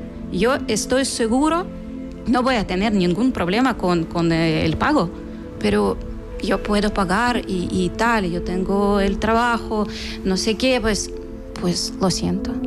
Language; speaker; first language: Spanish; non-native, fluent; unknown